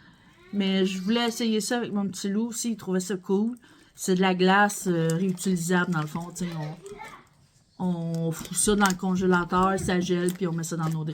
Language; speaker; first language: French; native; French